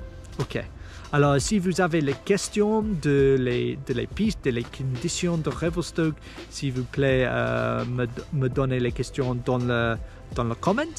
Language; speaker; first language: French; non-native, learner; English